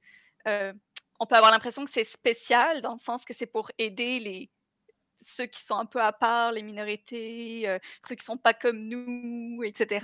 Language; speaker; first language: French; native; French